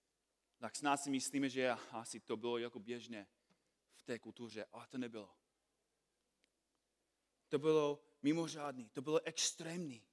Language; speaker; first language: Czech; non-native, fluent; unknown